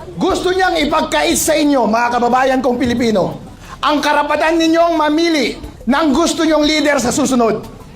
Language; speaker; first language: Filipino; non-native, local second language; Iloko